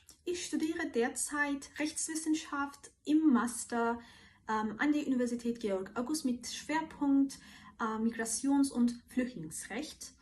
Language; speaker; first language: German; non-native, fluent; Turkish